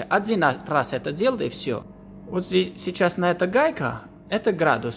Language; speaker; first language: Russian; non-native, learner; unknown